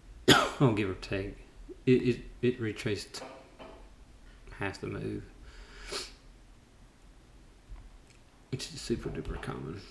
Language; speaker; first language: English; native; English